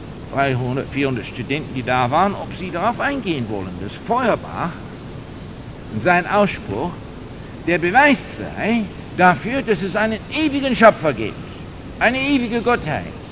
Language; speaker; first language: German; non-native, fluent; English